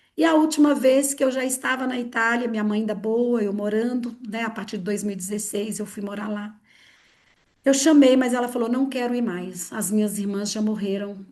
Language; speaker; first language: Portuguese; early bilingual, other home language; Italian